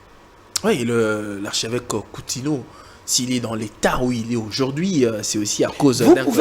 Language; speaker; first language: French; non-native, local second language; Lingala